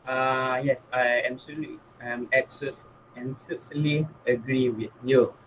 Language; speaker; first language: English; non-native, local second language; Malay